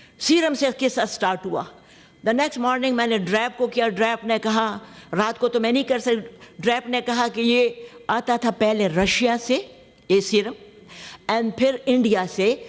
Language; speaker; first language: Urdu; non-native, local second language; Pashto